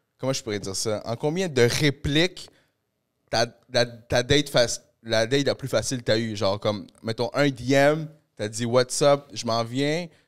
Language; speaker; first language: French; early bilingual, other home language; Spanish